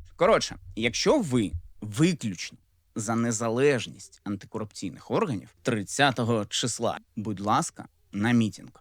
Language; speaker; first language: Ukrainian; non-native, local second language; Russian